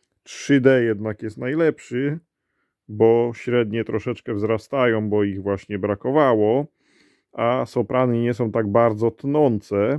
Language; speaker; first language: Polish; native; Polish